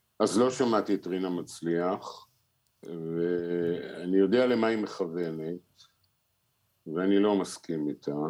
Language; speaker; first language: Hebrew; native; Hebrew